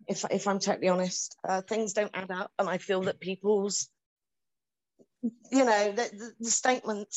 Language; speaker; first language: English; native; English